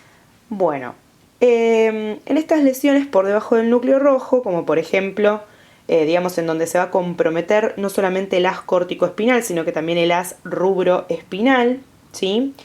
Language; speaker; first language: Spanish; native; Spanish